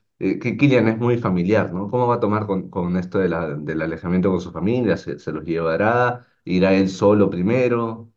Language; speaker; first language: Spanish; native; Spanish